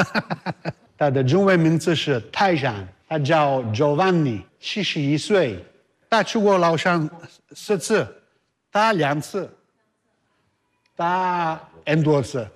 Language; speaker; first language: Chinese; non-native, learner; Italian